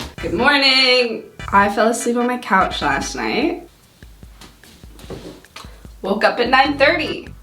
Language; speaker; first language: English; native; English